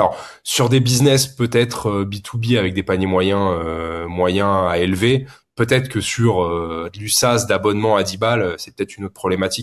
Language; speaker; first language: French; native; French